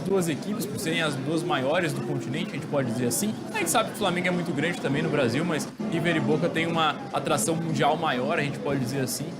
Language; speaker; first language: Portuguese; native; Portuguese